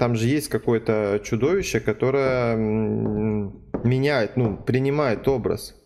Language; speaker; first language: Russian; native; Russian